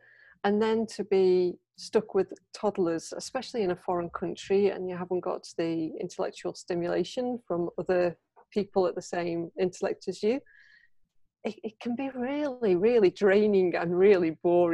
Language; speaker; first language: English; native; English